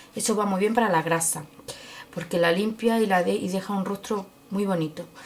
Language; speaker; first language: Spanish; native; Spanish